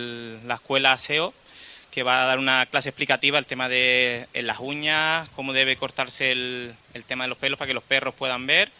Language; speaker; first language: Spanish; native; Spanish